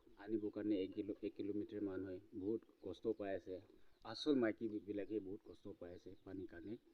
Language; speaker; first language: Assamese; non-native, local second language; Karbi